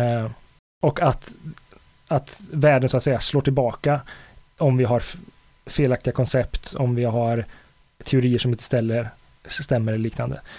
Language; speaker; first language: Swedish; native; Swedish